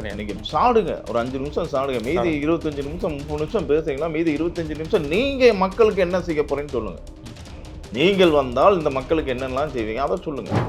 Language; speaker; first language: Tamil; native; Tamil